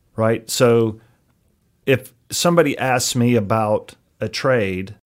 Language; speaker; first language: English; native; English